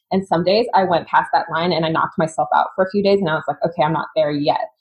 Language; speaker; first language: English; native; English